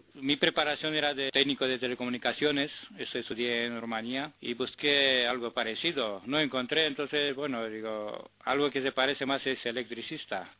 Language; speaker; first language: Spanish; non-native, fluent; Romanian